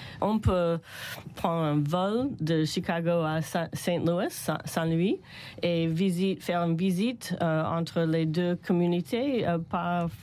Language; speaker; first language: French; non-native, learner; English